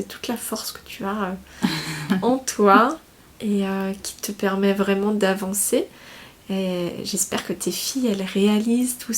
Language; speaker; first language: French; native; French